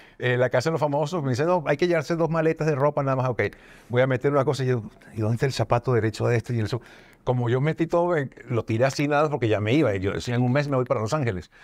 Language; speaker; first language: Spanish; native; Spanish